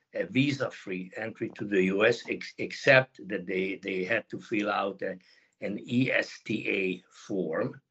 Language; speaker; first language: English; non-native, fluent; Hungarian